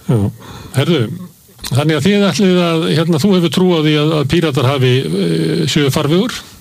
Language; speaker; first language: Icelandic; native; Icelandic